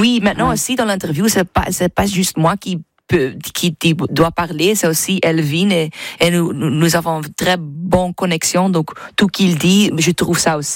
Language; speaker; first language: French; non-native, fluent; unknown